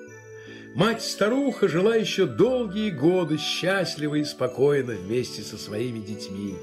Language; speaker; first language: Russian; native; Russian